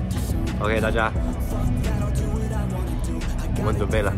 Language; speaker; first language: Chinese; early bilingual, heritage; English